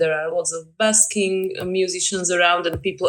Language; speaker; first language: English; non-native, fluent; Slovak